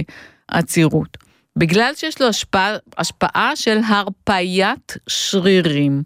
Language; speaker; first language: Hebrew; native; Hebrew